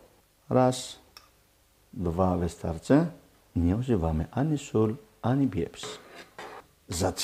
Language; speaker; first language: Polish; non-native, fluent; Greek